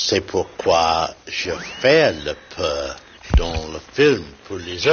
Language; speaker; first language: French; non-native, learner; English